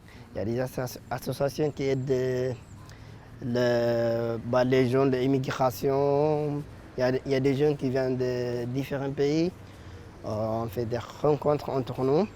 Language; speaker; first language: French; non-native, fluent; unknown